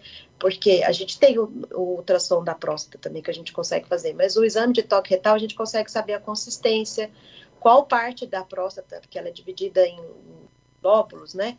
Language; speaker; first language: Portuguese; native; Portuguese